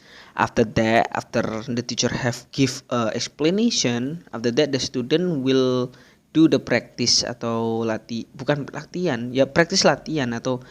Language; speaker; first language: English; non-native, learner; Indonesian